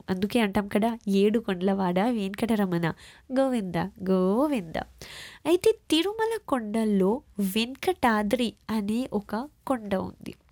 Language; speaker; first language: Telugu; early bilingual, heritage; Telugu